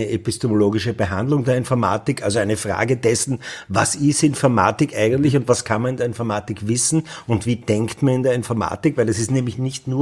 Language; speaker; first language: German; native; German